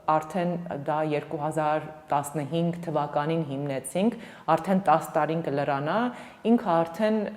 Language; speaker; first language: Armenian; early bilingual, heritage; Armenian